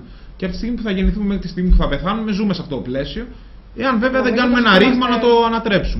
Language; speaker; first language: Greek; native; Greek